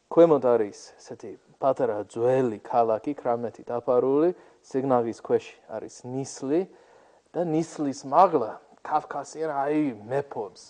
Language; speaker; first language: Georgian; non-native, fluent; English